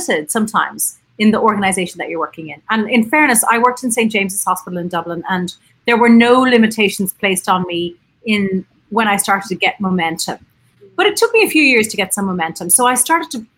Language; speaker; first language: English; native; English